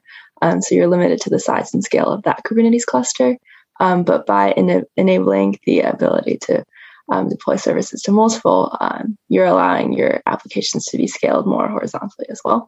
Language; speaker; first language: English; native; English